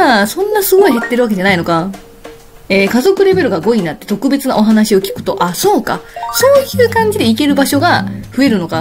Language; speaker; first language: Japanese; native; Japanese